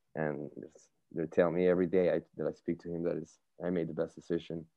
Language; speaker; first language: English; non-native, fluent; Spanish